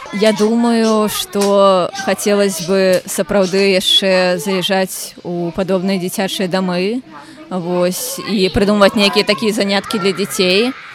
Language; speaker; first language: Belarusian; native; Belarusian